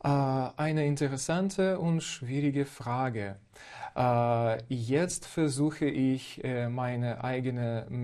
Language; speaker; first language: German; non-native, fluent; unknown